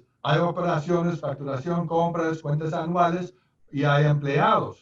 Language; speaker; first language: Spanish; non-native, fluent; English